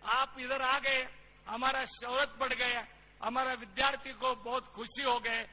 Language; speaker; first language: Hindi; non-native, local second language; Kannada